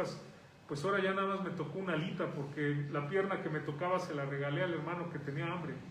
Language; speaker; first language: Spanish; native; Spanish